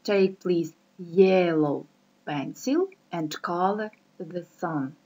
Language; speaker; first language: English; non-native, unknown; Ukrainian